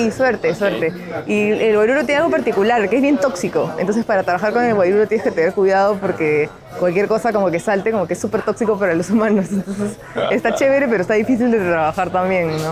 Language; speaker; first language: Spanish; native; Spanish